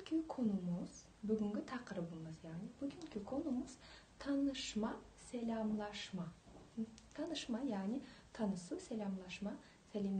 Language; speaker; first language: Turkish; non-native, fluent; Kazakh